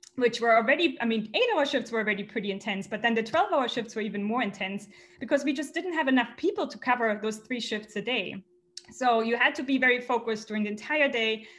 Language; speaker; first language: English; non-native, fluent; German